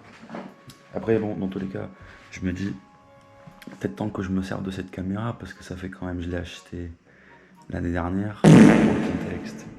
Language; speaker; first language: French; native; French